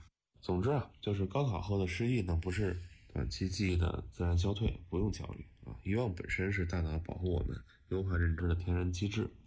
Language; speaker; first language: Chinese; native; Chinese